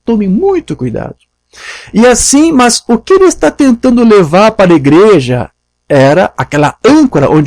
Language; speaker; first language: Portuguese; native; Portuguese